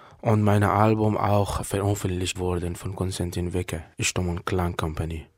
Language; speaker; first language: German; non-native, learner; Persian